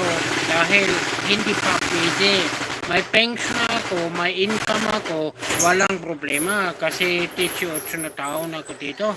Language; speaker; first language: Filipino; non-native, learner; German